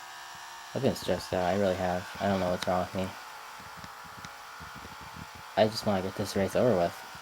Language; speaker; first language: English; native; English